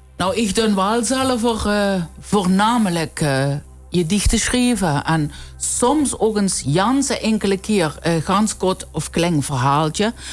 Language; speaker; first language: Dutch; native; Dutch